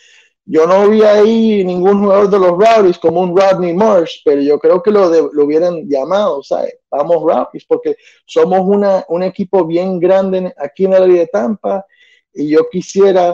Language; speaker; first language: Spanish; early bilingual, other home language; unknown